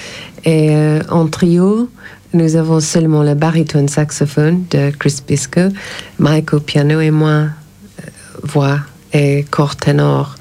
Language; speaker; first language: French; non-native, fluent; English